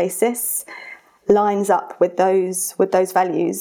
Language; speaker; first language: English; native; English